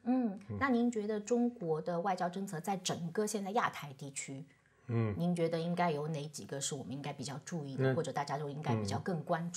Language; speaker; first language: Chinese; non-native, fluent; English